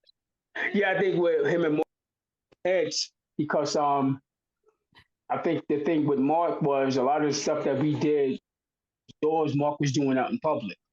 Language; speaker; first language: English; native; English